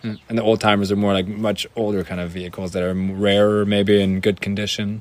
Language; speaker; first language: English; non-native, fluent; French